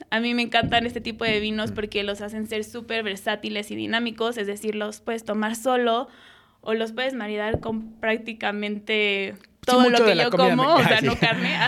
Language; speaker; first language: Spanish; native; Spanish